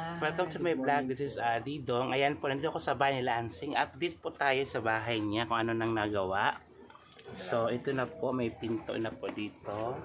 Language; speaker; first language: Filipino; non-native, local second language; Cebuano